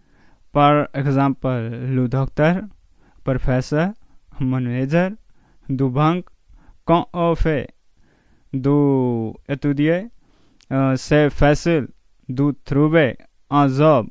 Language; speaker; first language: French; non-native, learner; Punjabi